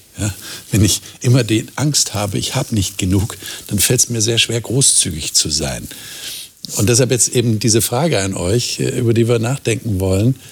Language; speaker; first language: German; native; German